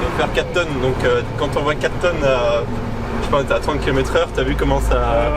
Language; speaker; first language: French; native; French